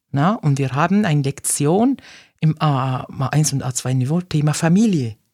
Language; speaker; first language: German; non-native, fluent; Arabic